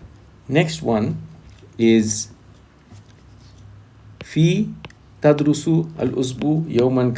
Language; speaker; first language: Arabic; non-native, fluent; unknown